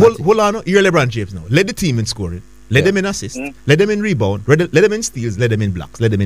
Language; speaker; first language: English; native; English